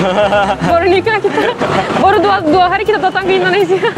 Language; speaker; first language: Indonesian; non-native, fluent; Turkish